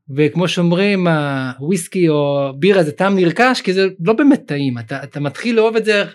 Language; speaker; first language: Hebrew; early bilingual, other home language; Russian